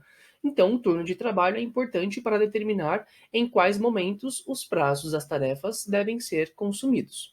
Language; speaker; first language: Portuguese; native; Portuguese